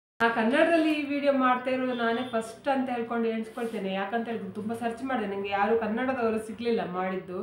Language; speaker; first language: Kannada; non-native, local second language; Konkani